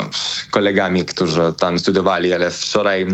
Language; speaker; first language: Polish; non-native, learner; Spanish